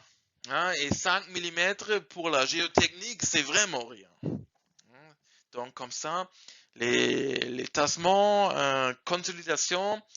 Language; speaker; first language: French; non-native, learner; German